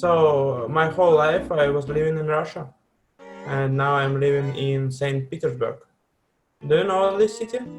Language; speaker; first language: English; non-native, fluent; Russian